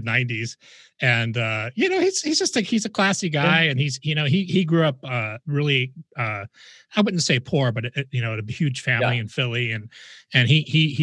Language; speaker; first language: English; native; English